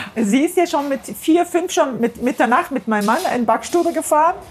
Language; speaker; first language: German; non-native, fluent; Turkish